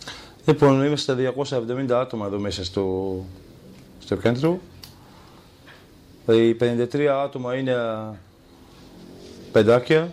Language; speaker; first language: Greek; non-native, learner; Kurdish